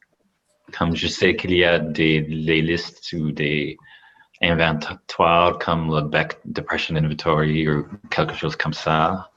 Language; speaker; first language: French; non-native, learner; English